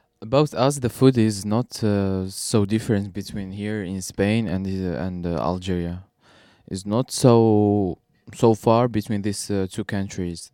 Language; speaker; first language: English; non-native, learner; Arabic